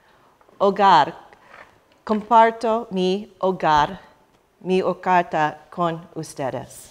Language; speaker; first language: Spanish; non-native, learner; English